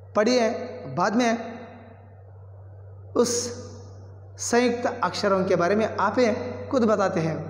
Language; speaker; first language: Hindi; non-native, local second language; Kannada